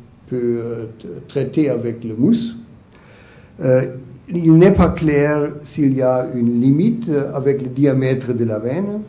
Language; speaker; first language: French; non-native, learner; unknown